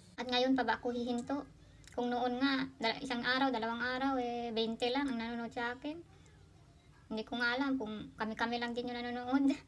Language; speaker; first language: Filipino; native; Filipino